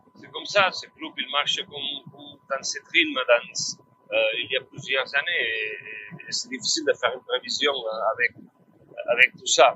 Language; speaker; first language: French; non-native, learner; Spanish